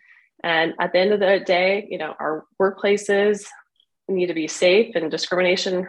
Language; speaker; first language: English; native; English